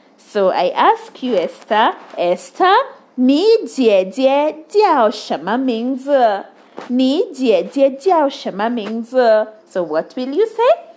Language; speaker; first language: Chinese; non-native, fluent; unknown